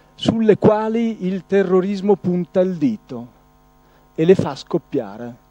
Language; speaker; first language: Italian; non-native, fluent; Arabic